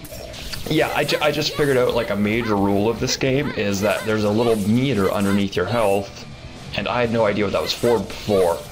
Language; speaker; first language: English; native; English